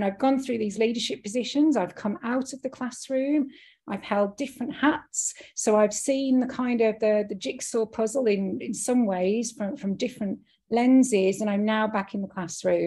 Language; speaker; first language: English; native; English